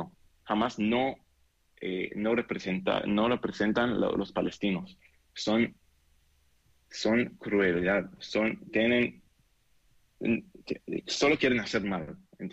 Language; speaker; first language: Spanish; non-native, learner; Hebrew